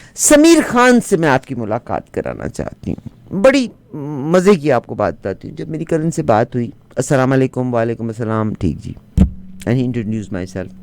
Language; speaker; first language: Urdu; non-native, local second language; Punjabi